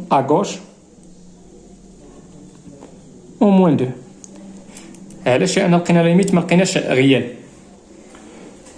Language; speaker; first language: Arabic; native; Arabic